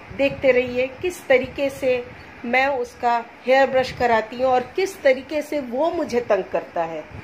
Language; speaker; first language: Hindi; non-native, local second language; Bangla